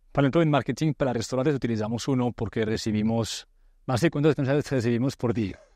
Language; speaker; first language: Spanish; non-native, fluent; French